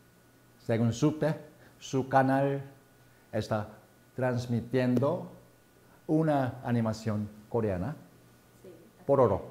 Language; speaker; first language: Spanish; non-native, fluent; Korean